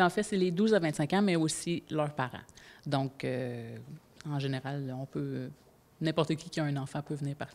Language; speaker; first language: French; native; French